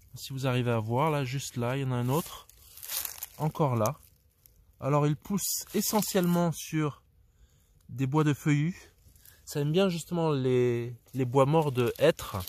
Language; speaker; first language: French; native; French